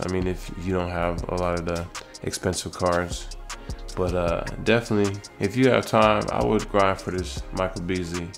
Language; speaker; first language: English; native; English